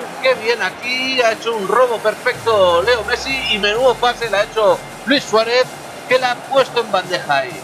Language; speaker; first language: Spanish; native; Spanish